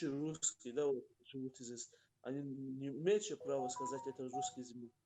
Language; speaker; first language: Russian; non-native, local second language; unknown